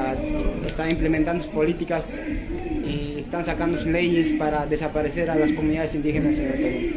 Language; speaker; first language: Spanish; native; Spanish